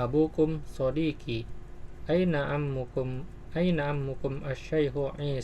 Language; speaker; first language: Arabic; non-native, learner; Indonesian